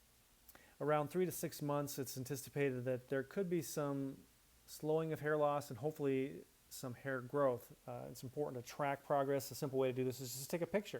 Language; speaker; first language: English; native; English